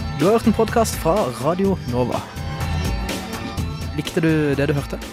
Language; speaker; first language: Norwegian; native; Norwegian